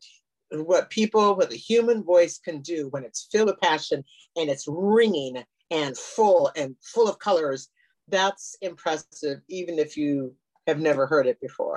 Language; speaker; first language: English; native; English